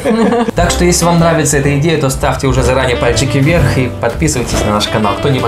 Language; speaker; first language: Russian; native; Russian